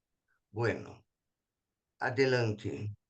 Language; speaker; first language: Spanish; non-native, fluent; Portuguese